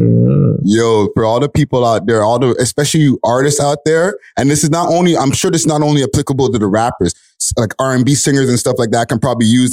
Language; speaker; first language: English; native; English